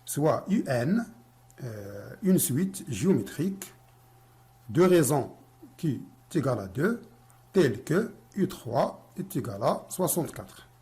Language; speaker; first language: French; non-native, local second language; Arabic